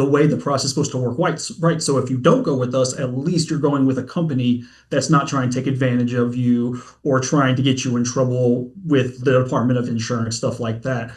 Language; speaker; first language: English; native; English